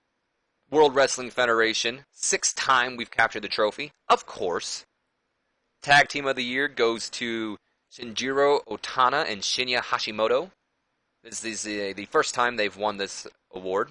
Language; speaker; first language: English; native; English